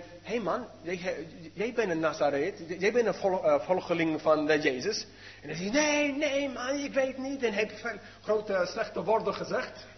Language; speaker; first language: Dutch; non-native, fluent; English